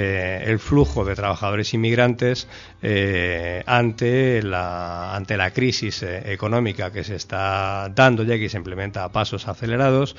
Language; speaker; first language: Spanish; native; Spanish